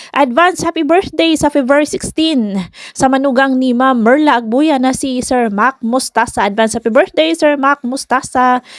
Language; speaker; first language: Filipino; non-native, local second language; Cebuano